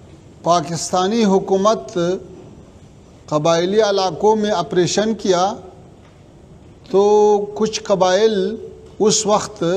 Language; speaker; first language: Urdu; non-native, fluent; Pashto